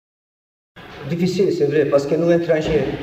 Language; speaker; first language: French; non-native, learner; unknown